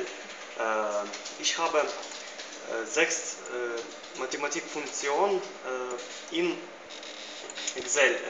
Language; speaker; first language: German; non-native, learner; Ukrainian